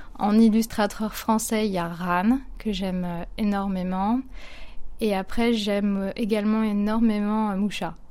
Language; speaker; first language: French; native; French